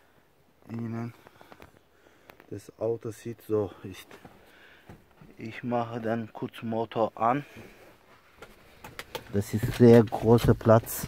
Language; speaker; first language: German; non-native, learner; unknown